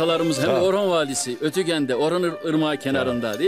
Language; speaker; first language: Turkish; native; Turkish